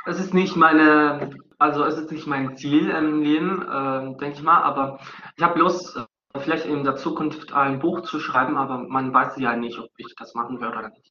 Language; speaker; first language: German; non-native, fluent; Spanish